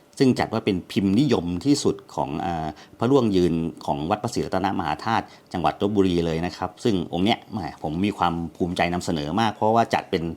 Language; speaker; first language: Thai; native; Thai